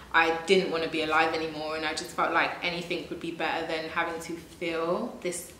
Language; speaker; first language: English; native; English